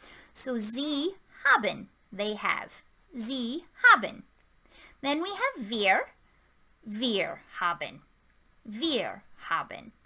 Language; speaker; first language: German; non-native, fluent; English